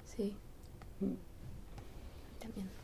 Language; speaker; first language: Spanish; non-native, learner; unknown